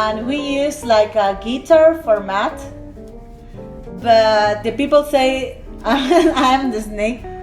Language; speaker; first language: English; non-native, learner; Spanish